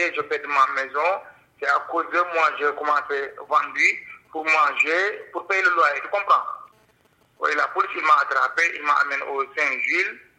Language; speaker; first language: French; non-native, local second language; Wolof